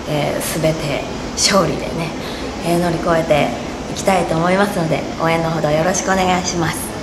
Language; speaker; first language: Japanese; native; Japanese